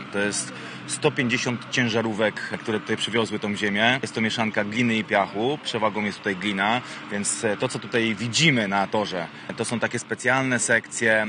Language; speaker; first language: Polish; native; Polish